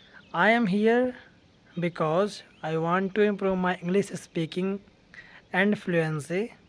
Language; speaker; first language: English; non-native, learner; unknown